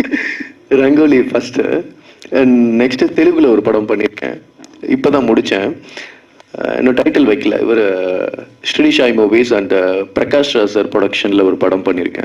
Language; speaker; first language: Tamil; non-native, fluent; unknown